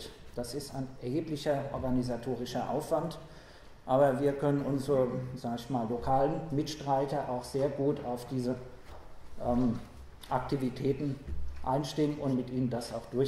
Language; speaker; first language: German; native; German